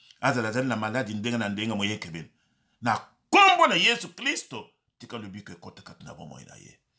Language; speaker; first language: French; non-native, local second language; Lingala